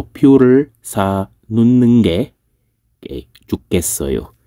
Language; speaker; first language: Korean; non-native, fluent; Filipino